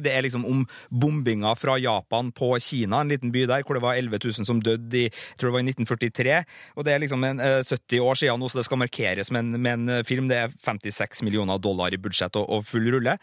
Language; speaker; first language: Norwegian; native; Norwegian